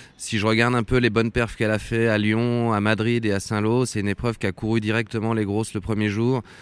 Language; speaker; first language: French; native; French